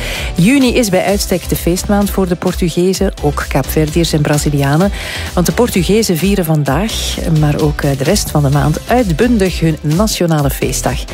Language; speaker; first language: Dutch; native; Dutch